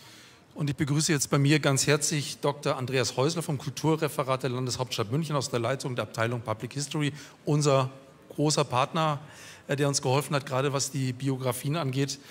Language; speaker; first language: German; native; German